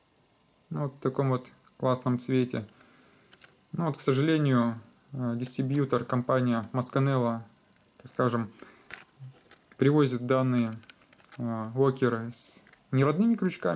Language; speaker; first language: Russian; native; Russian